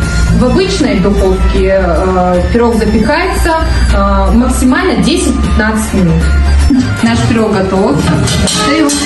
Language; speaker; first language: Russian; native; Russian